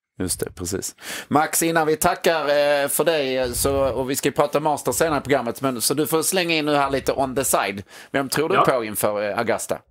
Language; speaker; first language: Swedish; native; Swedish